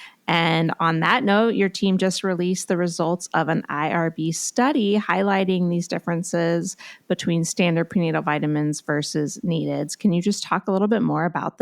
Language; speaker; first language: English; native; English